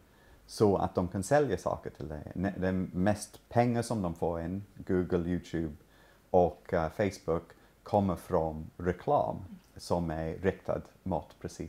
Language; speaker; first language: Swedish; non-native, fluent; English